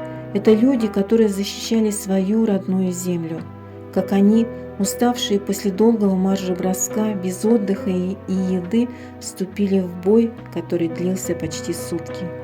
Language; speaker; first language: Russian; native; Russian